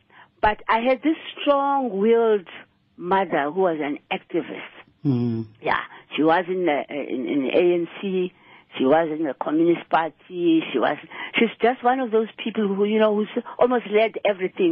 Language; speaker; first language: English; non-native, local second language; Xhosa